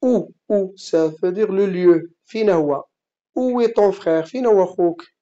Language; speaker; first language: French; non-native, fluent; Arabic